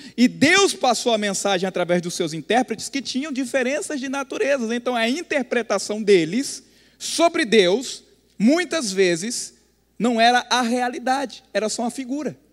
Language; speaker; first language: Portuguese; native; Portuguese